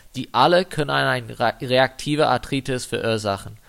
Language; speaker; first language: German; non-native, fluent; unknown